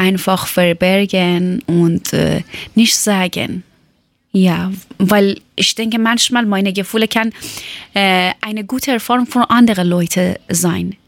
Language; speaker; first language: German; non-native, learner; Persian